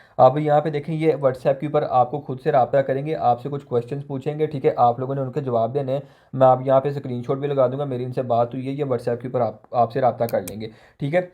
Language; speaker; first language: Urdu; non-native, local second language; Punjabi